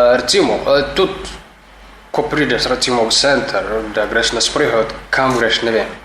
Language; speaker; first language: Slovenian; non-native, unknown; Tigrinya